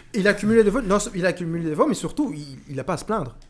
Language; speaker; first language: French; non-native, local second language; Kinyarwanda